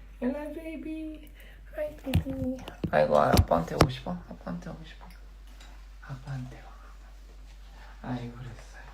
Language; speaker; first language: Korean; early bilingual, heritage; English